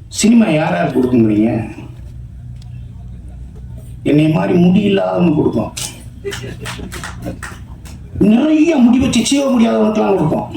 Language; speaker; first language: Tamil; native; Tamil